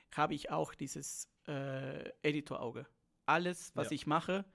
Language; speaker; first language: German; non-native, fluent; Spanish